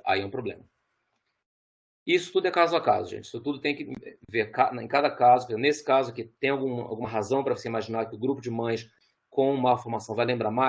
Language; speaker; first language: Portuguese; native; Portuguese